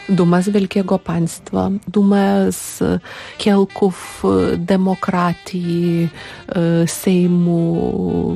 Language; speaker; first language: Polish; non-native, fluent; Lithuanian